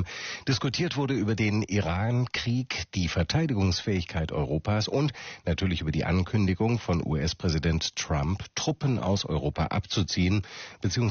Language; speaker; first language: German; native; German